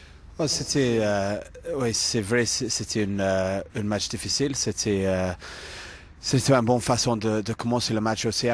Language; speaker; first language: French; non-native, fluent; English